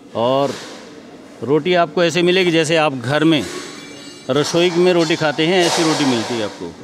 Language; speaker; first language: Hindi; native; Hindi